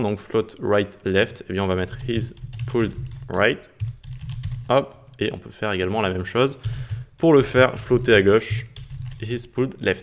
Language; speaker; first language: French; native; French